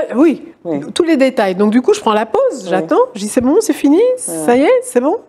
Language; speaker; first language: French; native; French